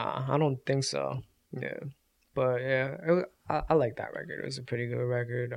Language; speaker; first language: English; native; English